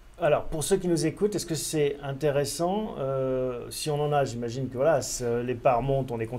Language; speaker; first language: French; native; French